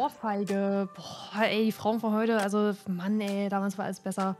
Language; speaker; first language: German; native; German